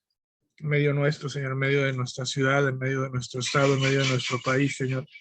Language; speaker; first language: Spanish; native; Spanish